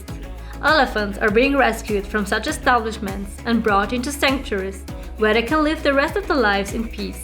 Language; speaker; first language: English; non-native, fluent; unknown